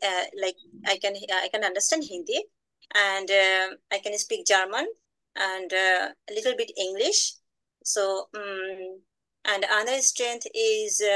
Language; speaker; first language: English; non-native, learner; Bangla